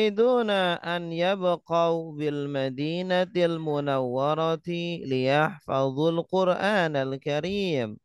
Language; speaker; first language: Arabic; non-native, fluent; Indonesian